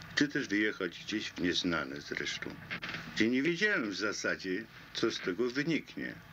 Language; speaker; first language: Polish; native; Polish